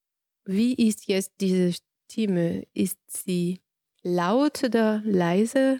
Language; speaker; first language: German; non-native, fluent; French